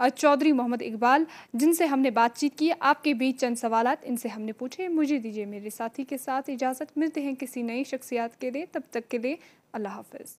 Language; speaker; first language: Urdu; non-native, local second language; Kashmiri